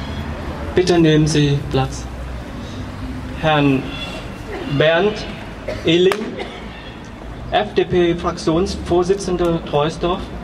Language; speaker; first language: German; non-native, fluent; Vietnamese